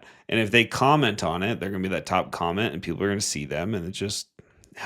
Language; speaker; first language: English; native; English